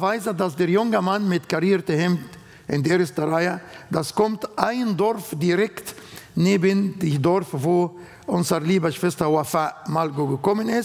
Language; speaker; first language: German; non-native, fluent; Arabic